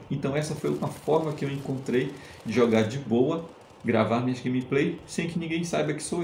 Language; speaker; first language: Portuguese; native; Portuguese